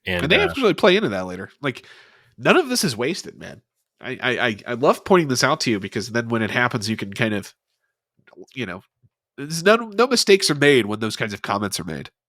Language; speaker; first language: English; native; English